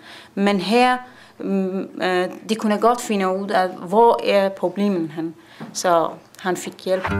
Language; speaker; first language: Danish; non-native, learner; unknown